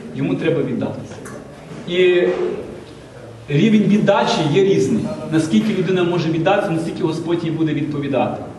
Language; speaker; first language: Ukrainian; non-native, local second language; Russian